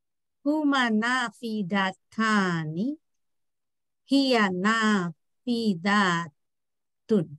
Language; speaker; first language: Arabic; non-native, learner; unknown